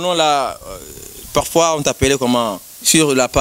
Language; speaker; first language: French; non-native, local second language; Rundi